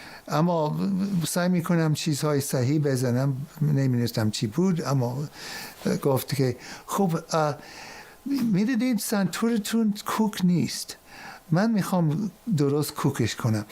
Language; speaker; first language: Persian; non-native, fluent; English